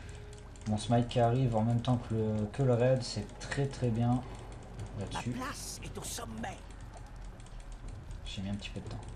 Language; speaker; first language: French; native; French